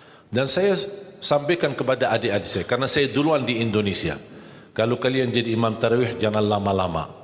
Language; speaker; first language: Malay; non-native, fluent; Arabic